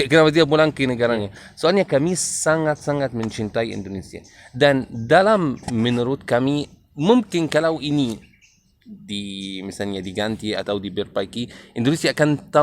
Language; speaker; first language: Indonesian; non-native, learner; Arabic